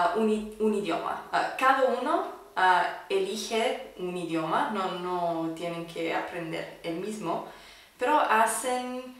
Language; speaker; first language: Spanish; non-native, fluent; English